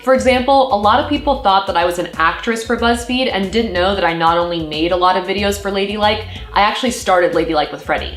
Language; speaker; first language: English; native; English